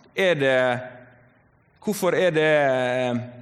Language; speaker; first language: Norwegian; native; Norwegian